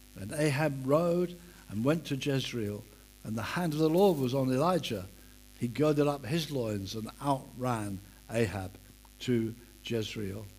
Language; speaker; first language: English; native; English